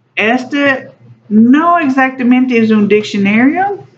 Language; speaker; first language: Spanish; non-native, learner; English